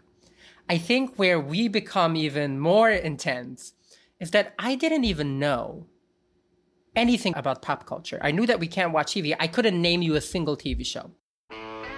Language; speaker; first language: English; early bilingual, other home language; Yiddish